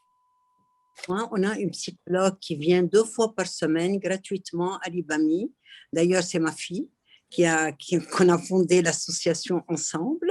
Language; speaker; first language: French; non-native, local second language; Arabic